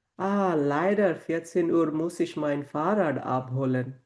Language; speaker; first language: German; non-native, fluent; Bangla